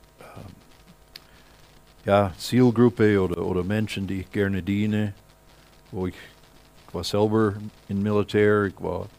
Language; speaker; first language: German; non-native, fluent; English